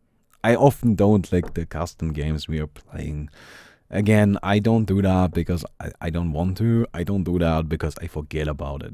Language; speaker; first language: English; non-native, fluent; German